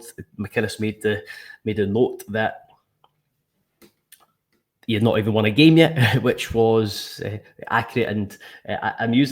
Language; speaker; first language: English; native; English